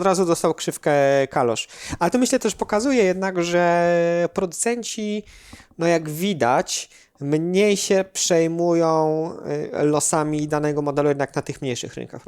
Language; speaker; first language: Polish; native; Polish